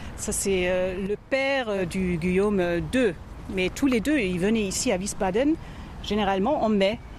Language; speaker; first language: French; non-native, fluent; German